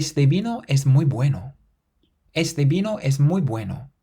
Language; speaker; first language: Spanish; non-native, fluent; English